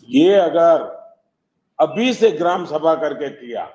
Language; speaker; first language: Hindi; non-native, local second language; Gujarati